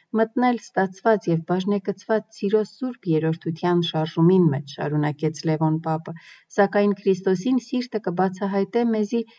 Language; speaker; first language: Armenian; early bilingual, heritage; Armenian